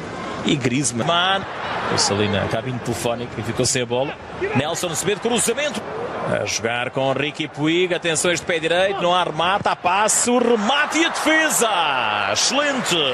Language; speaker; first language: Portuguese; native; Portuguese